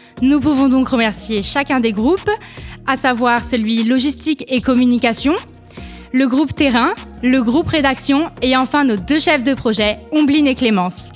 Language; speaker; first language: French; native; French